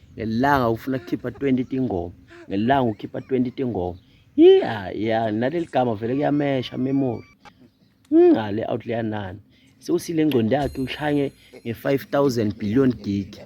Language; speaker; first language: Zulu; non-native, local second language; Swati